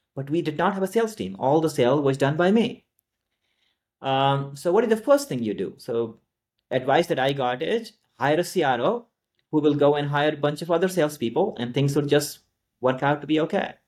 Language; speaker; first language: English; non-native, local second language; Hindi